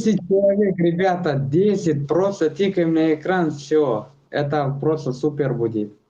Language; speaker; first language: Russian; non-native, local second language; Tajik